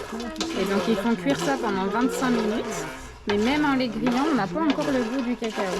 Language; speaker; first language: French; native; French